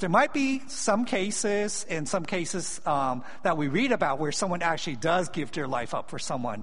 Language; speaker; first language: English; native; English